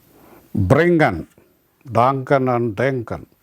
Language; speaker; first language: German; non-native, learner; Malayalam